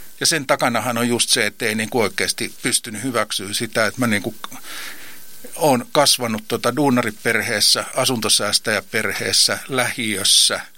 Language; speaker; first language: Finnish; native; Finnish